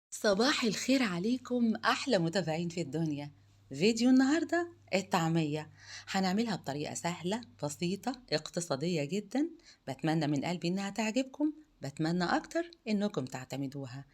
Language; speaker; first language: Arabic; native; Arabic